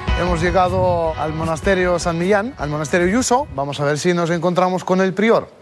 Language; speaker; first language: Spanish; non-native, fluent; Ukrainian